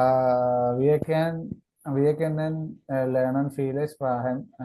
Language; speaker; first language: German; non-native, learner; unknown